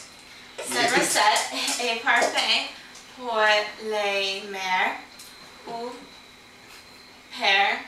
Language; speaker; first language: French; non-native, learner; English